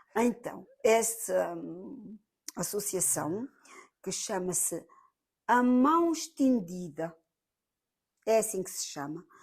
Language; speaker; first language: Portuguese; early bilingual, heritage; Portuguese